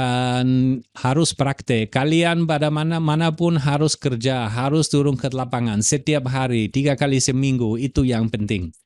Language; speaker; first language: Indonesian; non-native, fluent; German